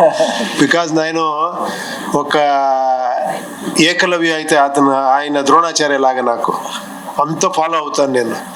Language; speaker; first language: Telugu; non-native, local second language; Kannada